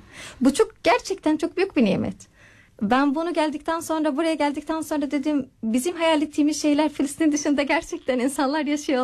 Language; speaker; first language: Turkish; non-native, fluent; Arabic